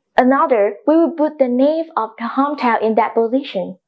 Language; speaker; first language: English; non-native, fluent; Vietnamese